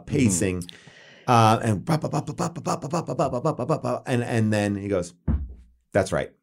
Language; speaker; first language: English; native; English